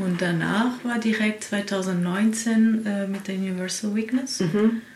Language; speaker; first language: German; non-native, learner; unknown